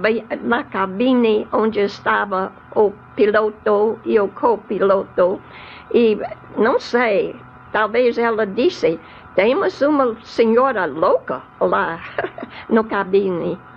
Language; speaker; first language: Portuguese; non-native, fluent; English